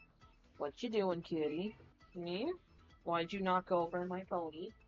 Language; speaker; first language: English; native; English